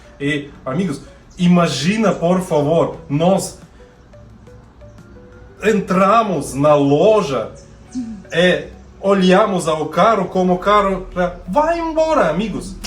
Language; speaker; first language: Portuguese; non-native, learner; Russian